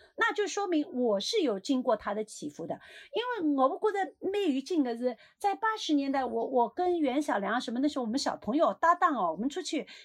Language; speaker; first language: Chinese; native; Chinese